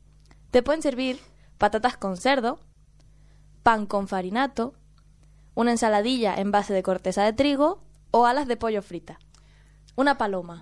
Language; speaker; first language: Spanish; native; Spanish